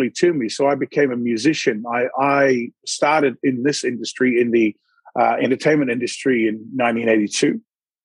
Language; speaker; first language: English; native; English